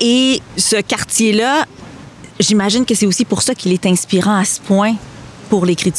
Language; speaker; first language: French; native; French